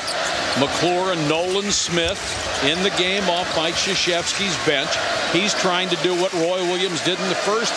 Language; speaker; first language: English; native; English